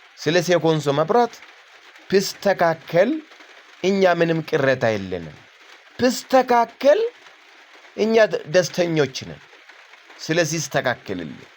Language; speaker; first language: Amharic; non-native, local second language; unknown